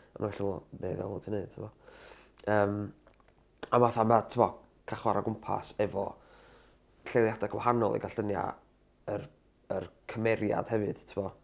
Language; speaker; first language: Welsh; native; Welsh